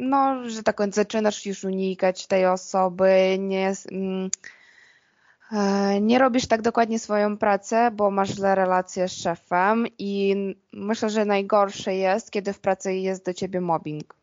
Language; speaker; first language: Polish; non-native, fluent; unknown